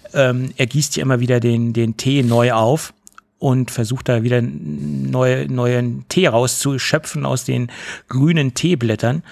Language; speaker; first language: German; native; German